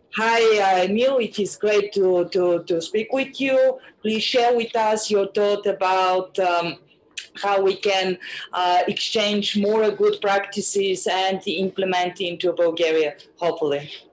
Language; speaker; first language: English; non-native, fluent; Bulgarian